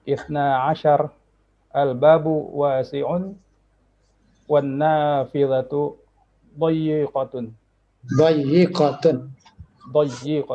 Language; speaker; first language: Arabic; non-native, learner; Indonesian